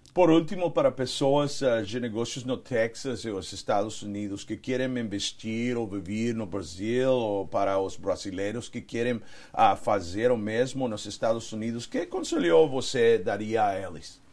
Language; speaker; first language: Portuguese; non-native, learner; Spanish